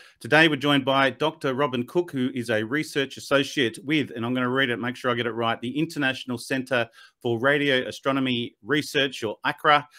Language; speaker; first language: English; native; English